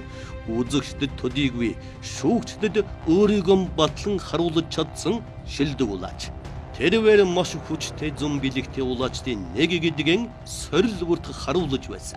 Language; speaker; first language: Mongolian; native; Mongolian